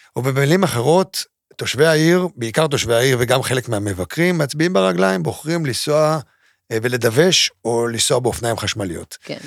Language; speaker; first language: Hebrew; native; Hebrew